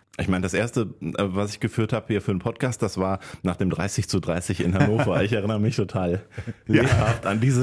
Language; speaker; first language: German; native; German